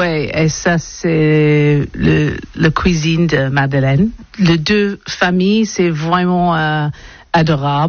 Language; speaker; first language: French; non-native, learner; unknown